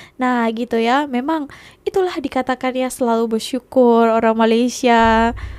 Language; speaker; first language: Indonesian; native; Indonesian